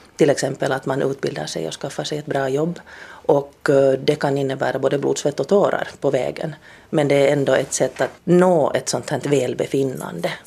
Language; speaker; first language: Swedish; native; Swedish